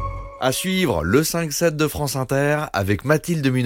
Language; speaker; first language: French; native; French